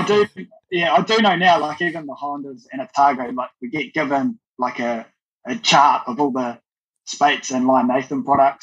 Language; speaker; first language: English; native; English